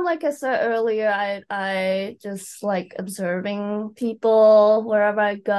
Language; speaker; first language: English; non-native, fluent; Chinese